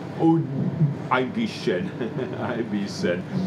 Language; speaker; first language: German; non-native, learner; Finnish